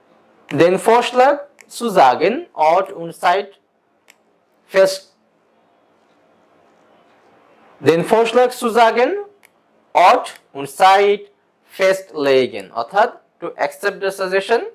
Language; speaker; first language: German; non-native, fluent; Bangla